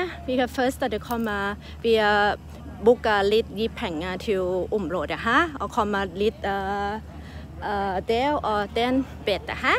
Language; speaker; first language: Norwegian; non-native, learner; Thai